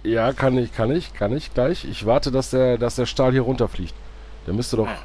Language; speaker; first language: German; native; German